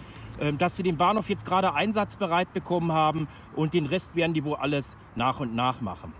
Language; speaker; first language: German; native; German